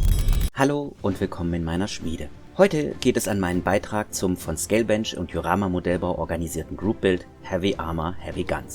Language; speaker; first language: German; native; German